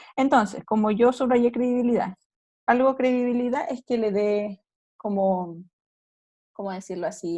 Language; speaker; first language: Spanish; native; Spanish